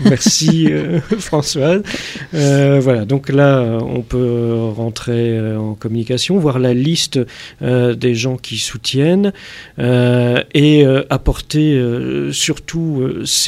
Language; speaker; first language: French; native; French